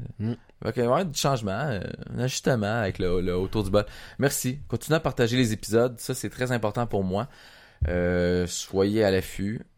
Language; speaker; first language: French; native; French